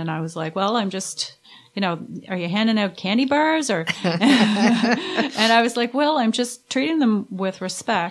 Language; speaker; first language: English; native; English